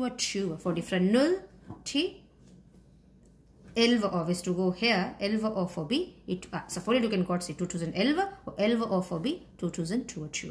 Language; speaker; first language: Danish; non-native, fluent; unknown